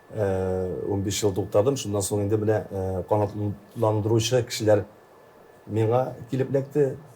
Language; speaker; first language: Tatar; native; Tatar